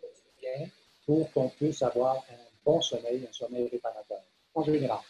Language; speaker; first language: French; native; French